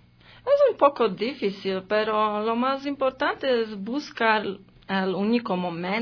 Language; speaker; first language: Spanish; non-native, learner; Polish